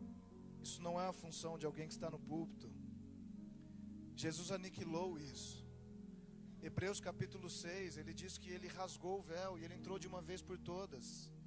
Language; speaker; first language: Portuguese; native; Portuguese